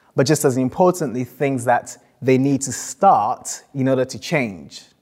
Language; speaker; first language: English; non-native, local second language; Akan